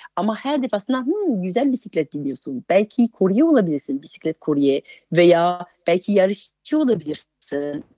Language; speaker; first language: Turkish; non-native, fluent; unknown